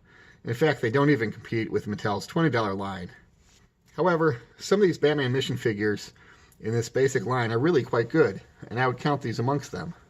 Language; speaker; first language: English; native; English